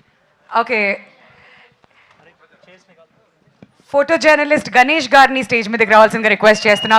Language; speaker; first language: Telugu; native; Telugu